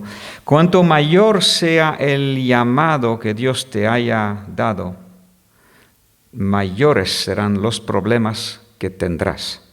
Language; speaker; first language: Spanish; non-native, fluent; French